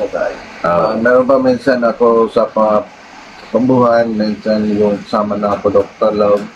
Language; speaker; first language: Filipino; non-native, learner; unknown